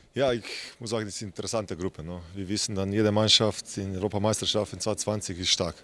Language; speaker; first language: German; non-native, learner; Slovenian